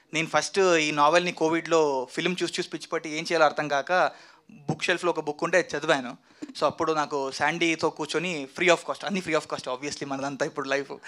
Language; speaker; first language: Telugu; non-native, fluent; Kannada